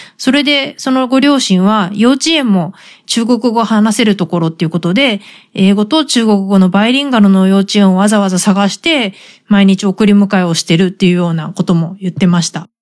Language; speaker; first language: Japanese; native; Japanese